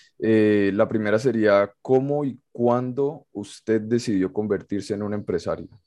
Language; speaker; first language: Spanish; native; Spanish